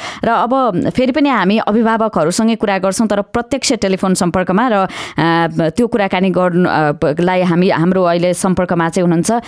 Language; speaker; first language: Nepali; native; Nepali